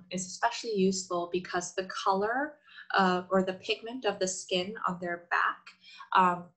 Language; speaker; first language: English; non-native, fluent; Korean